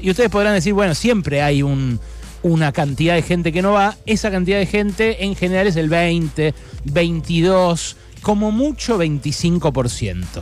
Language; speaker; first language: Spanish; native; Spanish